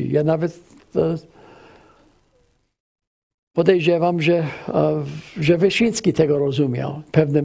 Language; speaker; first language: Polish; early bilingual, heritage; English